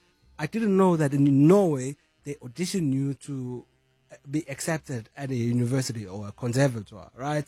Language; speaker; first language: English; non-native, local second language; Zulu